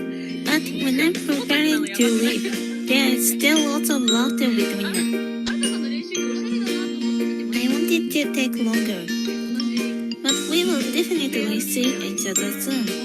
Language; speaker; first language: English; non-native, learner; Japanese